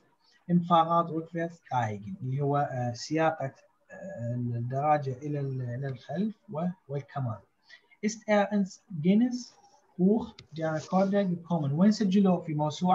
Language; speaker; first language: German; non-native, fluent; Arabic